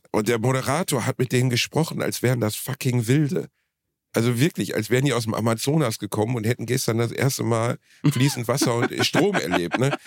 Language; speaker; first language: German; native; German